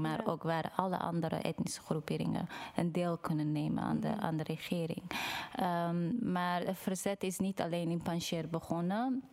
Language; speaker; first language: Dutch; non-native, fluent; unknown